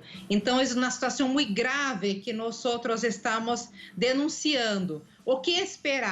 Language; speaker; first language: Portuguese; non-native, local second language; Spanish